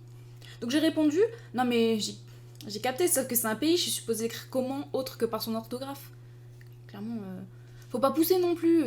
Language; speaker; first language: French; native; French